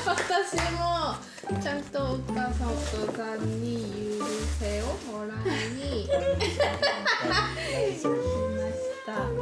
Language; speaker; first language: Japanese; non-native, learner; Korean